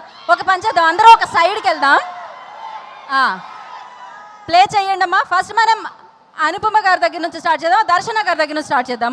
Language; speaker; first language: Telugu; native; Telugu